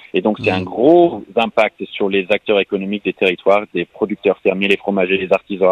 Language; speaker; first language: French; non-native, fluent; English